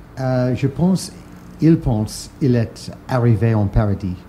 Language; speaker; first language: French; non-native, fluent; English